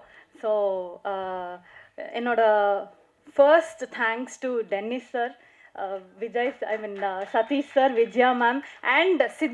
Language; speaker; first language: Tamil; non-native, learner; Kannada